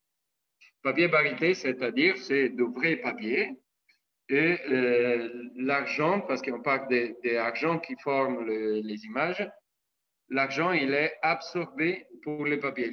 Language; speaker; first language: French; non-native, fluent; Italian